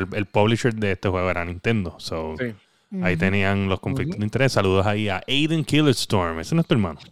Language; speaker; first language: Spanish; native; Spanish